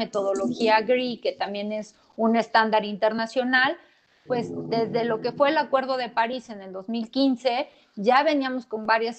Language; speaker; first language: Spanish; native; Spanish